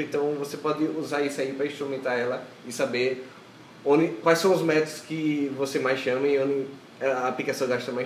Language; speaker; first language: Portuguese; native; Portuguese